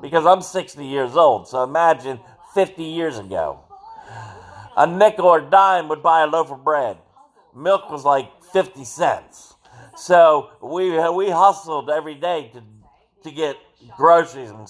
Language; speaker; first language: English; native; English